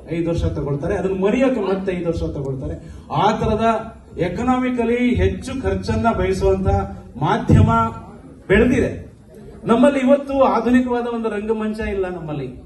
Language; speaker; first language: Kannada; non-native, local second language; Lambadi